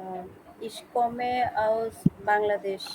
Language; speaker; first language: German; non-native, learner; Bangla